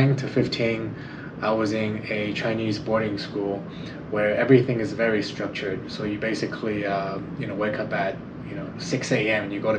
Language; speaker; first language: English; non-native, fluent; Chinese